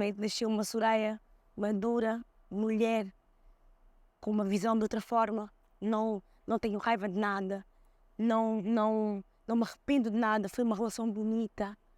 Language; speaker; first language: Portuguese; early bilingual, other home language; Kabuverdianu